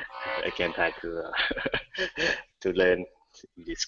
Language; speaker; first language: English; non-native, learner; Thai